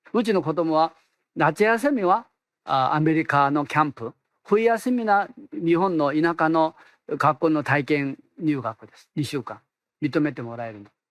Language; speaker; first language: Japanese; non-native, fluent; Korean